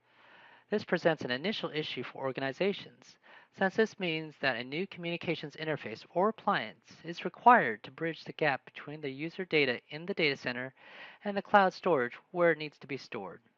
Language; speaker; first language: English; native; English